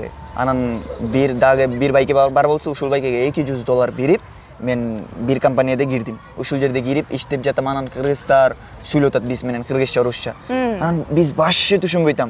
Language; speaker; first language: Kyrgyz; non-native, learner; Bangla